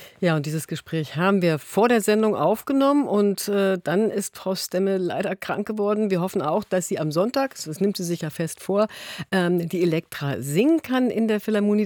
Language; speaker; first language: German; native; German